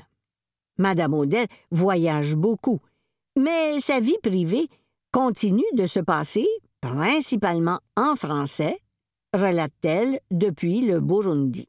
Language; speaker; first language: French; native; French